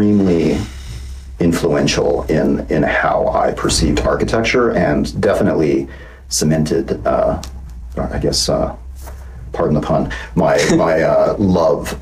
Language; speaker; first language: English; native; English